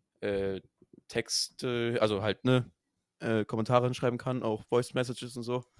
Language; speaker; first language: German; native; German